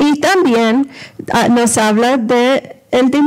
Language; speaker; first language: Spanish; early bilingual, heritage; Spanish